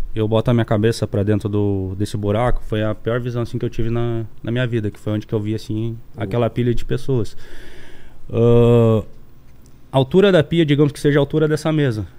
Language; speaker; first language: Portuguese; native; Portuguese